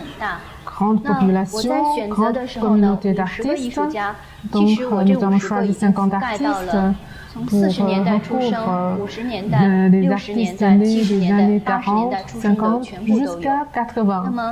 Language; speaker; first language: French; non-native, learner; Chinese